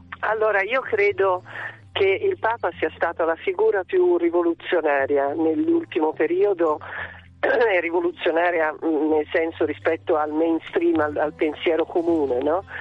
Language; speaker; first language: Italian; native; Italian